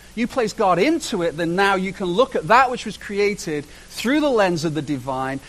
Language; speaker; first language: English; native; English